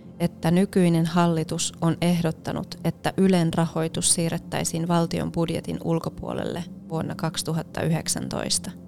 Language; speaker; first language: Finnish; native; Finnish